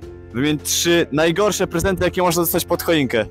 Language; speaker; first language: Polish; native; Polish